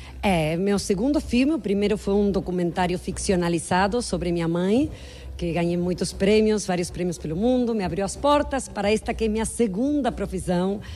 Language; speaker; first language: Portuguese; non-native, fluent; Spanish